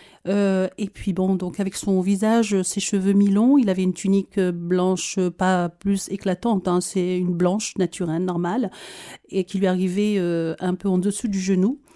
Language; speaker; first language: French; early bilingual, other home language; Arabic